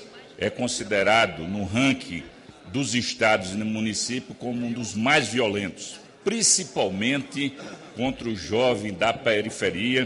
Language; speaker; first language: Portuguese; native; Portuguese